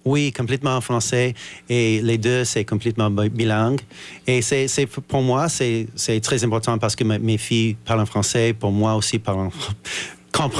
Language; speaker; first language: French; non-native, learner; English